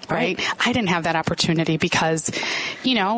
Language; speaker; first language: English; native; English